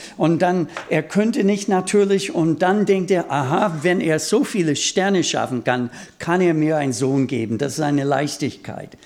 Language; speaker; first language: German; non-native, fluent; English